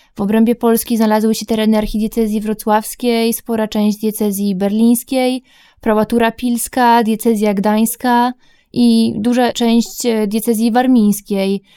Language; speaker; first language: Polish; native; Polish